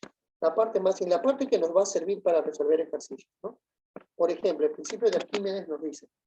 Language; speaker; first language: Spanish; native; Spanish